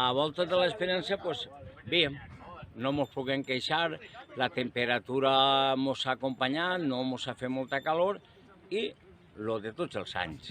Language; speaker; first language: Catalan; native; Catalan